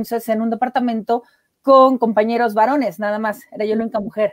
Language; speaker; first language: Spanish; native; Spanish